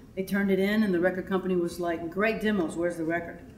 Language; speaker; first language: English; native; English